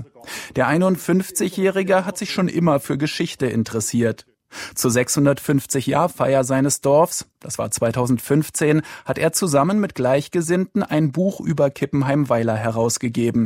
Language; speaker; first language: German; native; German